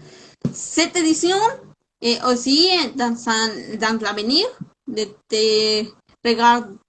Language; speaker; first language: French; non-native, fluent; Spanish